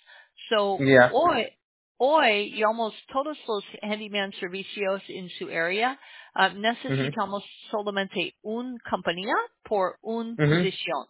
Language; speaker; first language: Spanish; non-native, learner; English